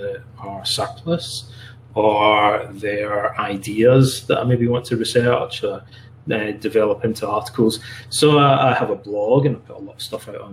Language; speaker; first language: English; native; English